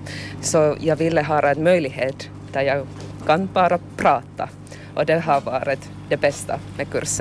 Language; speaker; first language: Swedish; non-native, local second language; Finnish